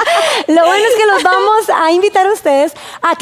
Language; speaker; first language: Spanish; native; Spanish